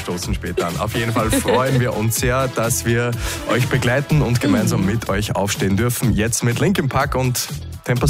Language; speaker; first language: German; native; German